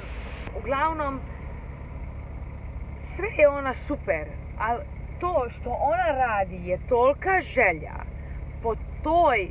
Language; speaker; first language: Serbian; early bilingual, heritage; Serbian